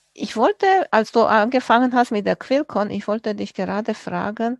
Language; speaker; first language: German; non-native, fluent; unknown